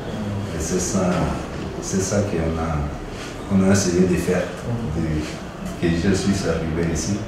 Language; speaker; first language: French; non-native, learner; Spanish